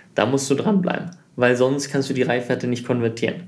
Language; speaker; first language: German; early bilingual, heritage; German